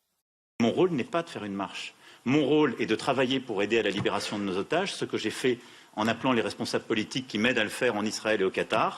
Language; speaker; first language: French; native; French